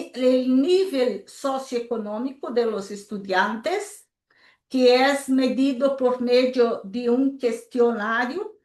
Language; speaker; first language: Spanish; non-native, local second language; Portuguese